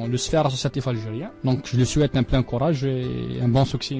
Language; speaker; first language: French; non-native, local second language; Arabic